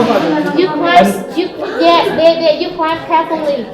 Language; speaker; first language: English; non-native, learner; Vietnamese